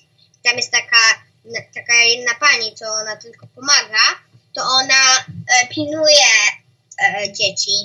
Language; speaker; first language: Polish; early bilingual, heritage; Polish